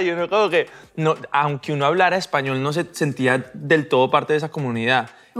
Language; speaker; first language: Spanish; early bilingual, heritage; Spanish